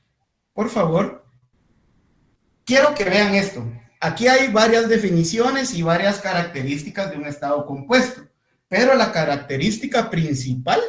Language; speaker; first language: Spanish; native; Spanish